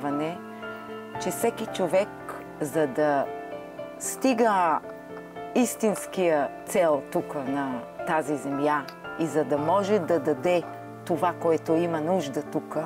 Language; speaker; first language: Bulgarian; non-native, fluent; Hebrew